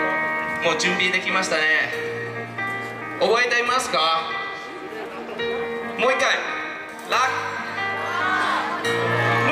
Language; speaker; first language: Japanese; non-native, fluent; Thai